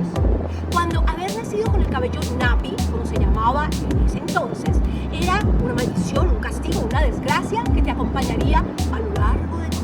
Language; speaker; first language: Spanish; native; Spanish